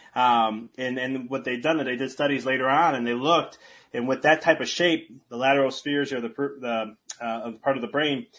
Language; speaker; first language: English; native; English